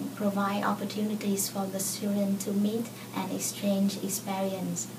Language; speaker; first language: English; non-native, fluent; Vietnamese